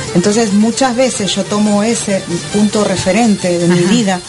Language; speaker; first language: Spanish; native; Spanish